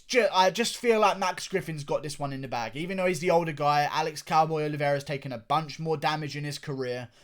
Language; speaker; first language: English; native; English